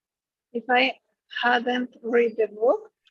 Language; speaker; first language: English; non-native, learner; Spanish